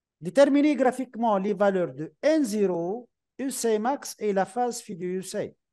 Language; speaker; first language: French; non-native, local second language; Arabic